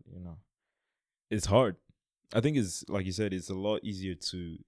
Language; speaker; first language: English; non-native, local second language; Yoruba